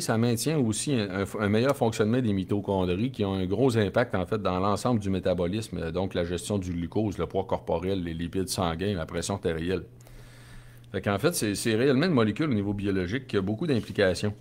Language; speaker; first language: French; native; French